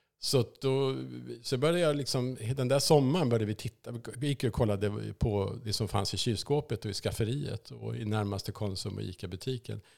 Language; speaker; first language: Swedish; native; Swedish